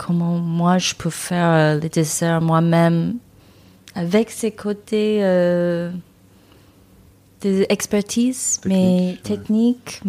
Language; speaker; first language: French; non-native, fluent; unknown